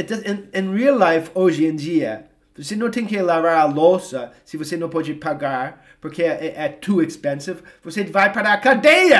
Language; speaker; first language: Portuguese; non-native, fluent; English